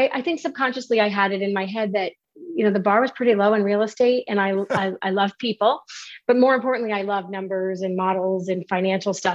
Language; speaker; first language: English; native; English